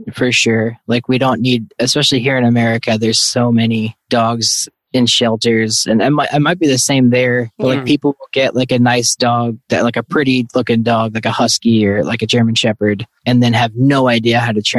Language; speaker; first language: English; native; English